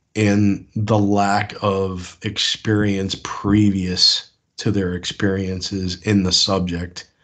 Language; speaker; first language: English; native; English